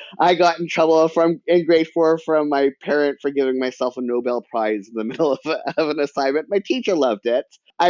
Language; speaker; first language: English; native; English